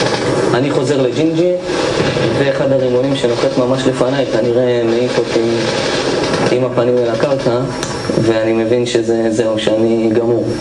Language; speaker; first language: Hebrew; native; Hebrew